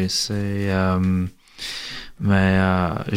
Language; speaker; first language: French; non-native, learner; English